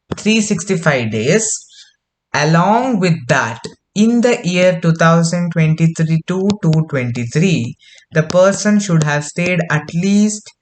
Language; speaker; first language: English; non-native, local second language; Kannada